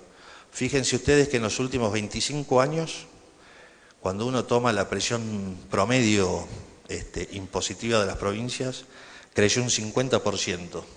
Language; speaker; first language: Spanish; native; Spanish